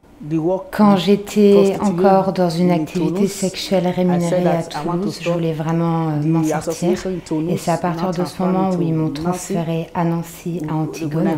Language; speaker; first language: French; non-native, fluent; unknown